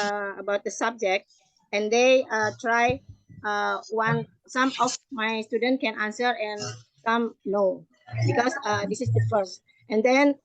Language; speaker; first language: English; non-native, learner; Indonesian